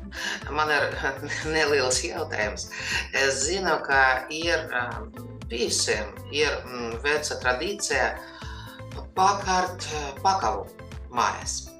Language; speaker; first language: Latvian; non-native, learner; Russian